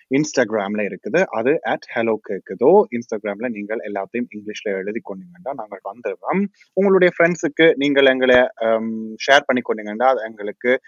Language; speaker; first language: Tamil; early bilingual, heritage; Tamil